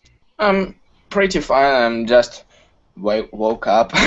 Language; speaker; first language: English; non-native, fluent; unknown